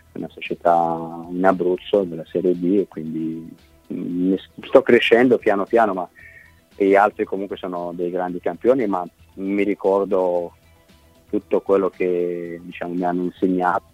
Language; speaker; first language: Italian; non-native, fluent; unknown